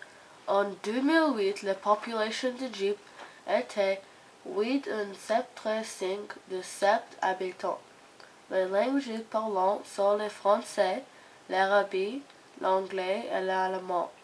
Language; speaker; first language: French; non-native, learner; English